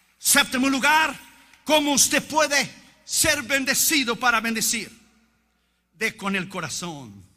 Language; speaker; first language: Spanish; non-native, fluent; Portuguese